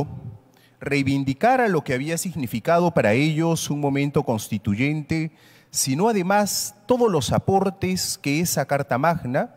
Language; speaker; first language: Spanish; native; Spanish